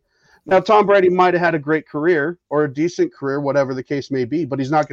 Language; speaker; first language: English; native; English